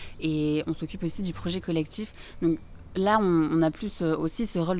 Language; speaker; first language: French; native; French